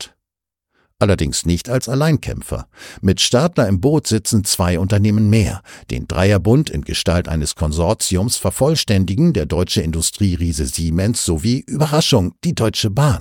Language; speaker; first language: German; native; German